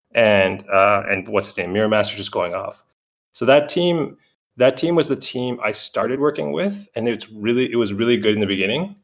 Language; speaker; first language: English; native; English